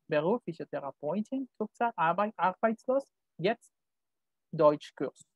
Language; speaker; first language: German; non-native, fluent; Spanish